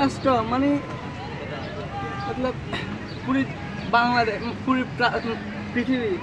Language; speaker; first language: Hindi; non-native, learner; Rohingya